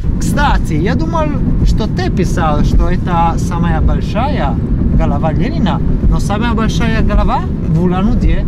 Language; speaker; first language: Russian; non-native, learner; Italian